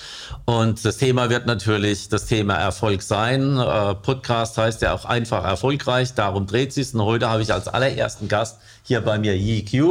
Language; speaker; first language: German; native; German